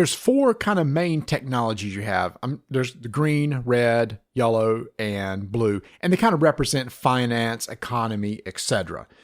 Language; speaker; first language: English; native; English